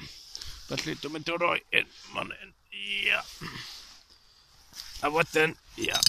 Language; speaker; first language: Welsh; non-native, learner; English